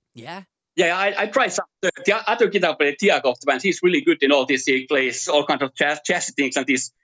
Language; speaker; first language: English; non-native, fluent; Finnish